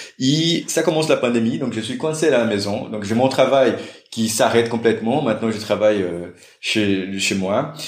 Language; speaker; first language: French; non-native, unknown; Portuguese